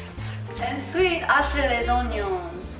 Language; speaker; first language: French; non-native, learner; English